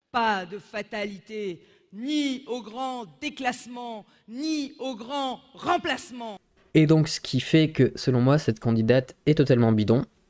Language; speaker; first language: French; native; French